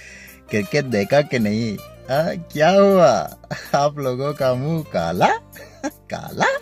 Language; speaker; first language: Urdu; non-native, fluent; Pashto